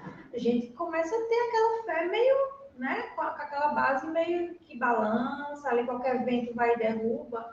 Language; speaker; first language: Portuguese; native; Portuguese